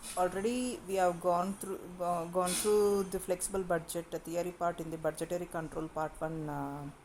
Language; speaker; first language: English; non-native, local second language; Kannada